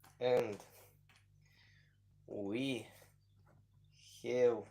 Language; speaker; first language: English; non-native, learner; Ukrainian